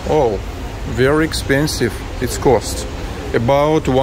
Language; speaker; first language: English; non-native, learner; Russian